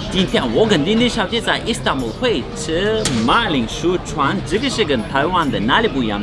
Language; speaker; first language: Chinese; non-native, learner; Turkish